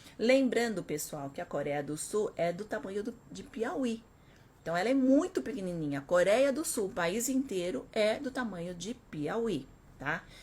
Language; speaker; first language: Portuguese; early bilingual, other home language; Korean